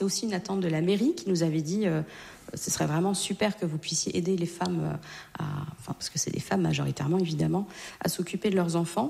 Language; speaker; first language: French; native; French